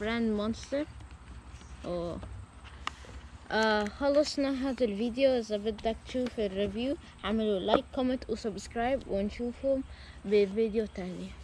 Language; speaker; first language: Arabic; early bilingual, heritage; Arabic